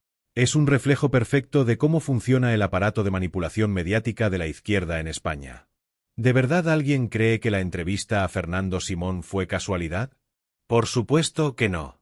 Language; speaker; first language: Spanish; native; Spanish